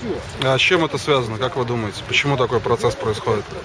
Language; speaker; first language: Russian; native; Russian